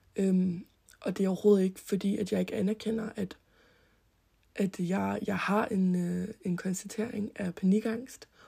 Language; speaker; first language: Danish; early bilingual, heritage; Danish